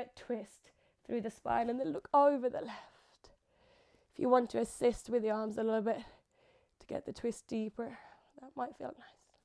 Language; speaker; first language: English; non-native, fluent; Finnish